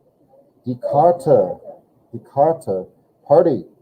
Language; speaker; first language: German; non-native, fluent; English